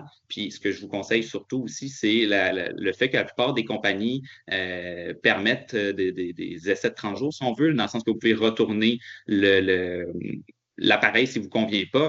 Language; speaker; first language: French; native; French